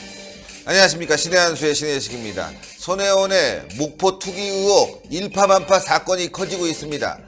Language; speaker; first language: Korean; native; Korean